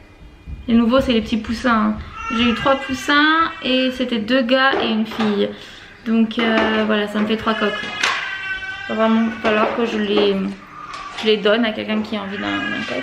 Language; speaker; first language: French; native; French